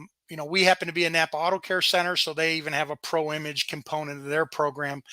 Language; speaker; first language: English; native; English